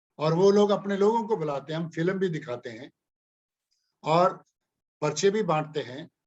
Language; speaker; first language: Hindi; non-native, local second language; Punjabi